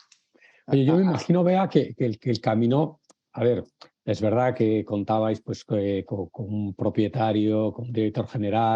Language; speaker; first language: Spanish; native; Spanish